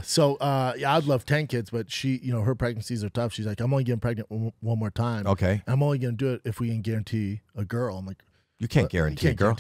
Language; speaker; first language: English; native; English